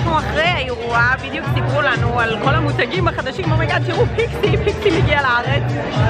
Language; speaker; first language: Hebrew; native; Hebrew